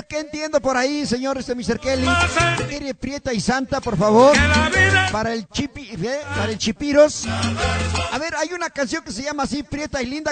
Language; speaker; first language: Spanish; native; Spanish